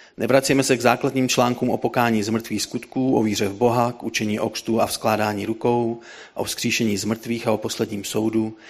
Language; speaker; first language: Czech; native; Czech